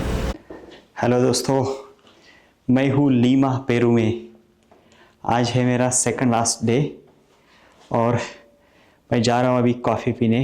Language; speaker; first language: Hindi; non-native, local second language; Marathi